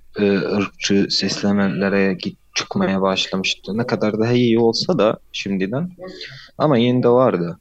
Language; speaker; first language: Turkish; non-native, fluent; Arabic